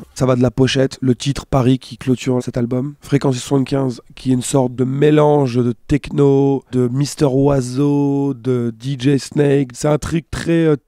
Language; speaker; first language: French; native; French